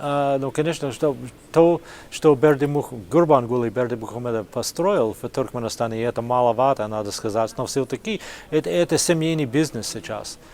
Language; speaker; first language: Russian; non-native, fluent; English